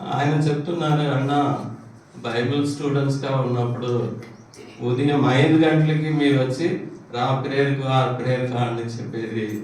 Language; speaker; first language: Telugu; non-native, local second language; Lambadi